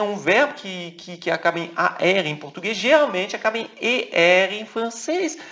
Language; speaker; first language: Portuguese; non-native, fluent; French